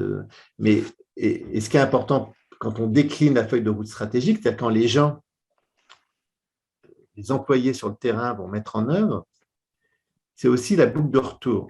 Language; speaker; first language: French; native; French